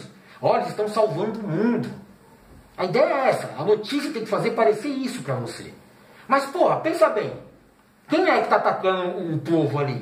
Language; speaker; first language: Portuguese; native; Portuguese